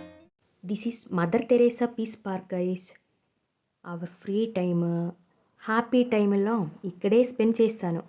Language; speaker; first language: Telugu; non-native, learner; Malayalam